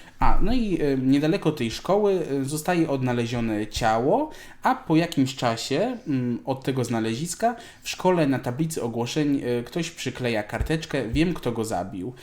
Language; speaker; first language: Polish; native; Polish